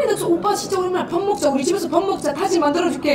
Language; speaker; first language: Korean; non-native, fluent; Arabic